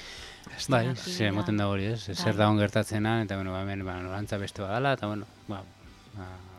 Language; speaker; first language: Basque; native; Basque